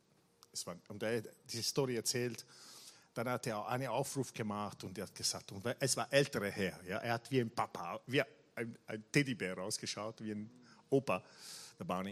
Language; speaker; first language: German; non-native, fluent; Italian